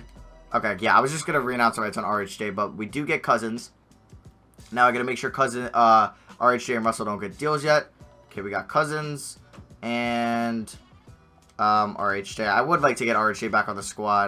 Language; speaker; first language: English; native; English